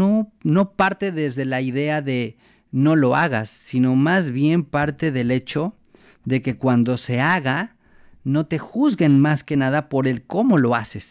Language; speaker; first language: Spanish; native; Spanish